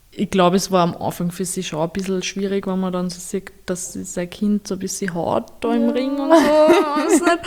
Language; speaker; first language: German; native; German